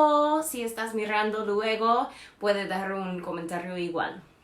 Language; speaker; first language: Spanish; non-native, fluent; English